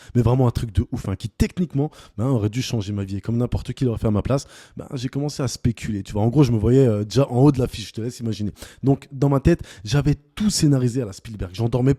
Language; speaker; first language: French; native; French